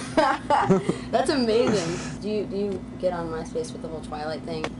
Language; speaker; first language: English; native; English